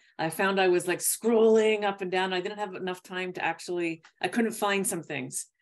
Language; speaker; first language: English; native; English